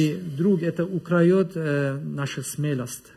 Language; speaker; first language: Russian; non-native, learner; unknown